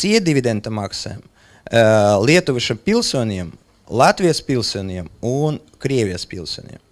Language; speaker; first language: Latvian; non-native, local second language; Russian